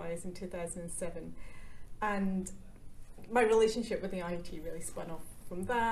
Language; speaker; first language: English; native; English